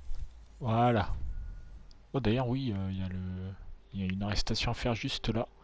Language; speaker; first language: French; native; French